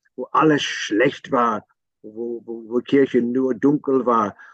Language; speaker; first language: German; non-native, fluent; English